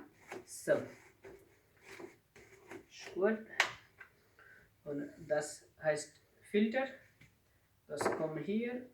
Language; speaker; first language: German; non-native, learner; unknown